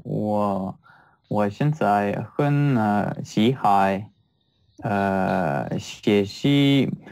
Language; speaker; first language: Chinese; non-native, learner; French